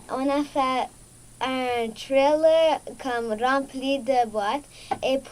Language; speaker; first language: French; non-native, local second language; English